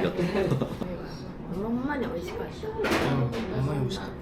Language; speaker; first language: Japanese; native; Japanese